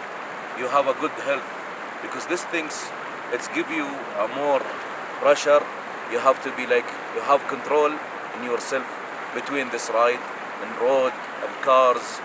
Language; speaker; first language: English; non-native, learner; Arabic